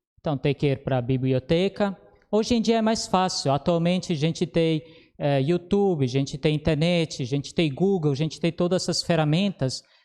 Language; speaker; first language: Portuguese; non-native, fluent; Croatian